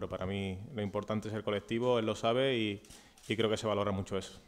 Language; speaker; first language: Spanish; native; Spanish